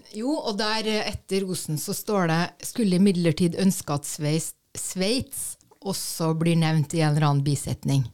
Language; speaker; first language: Norwegian; native; Norwegian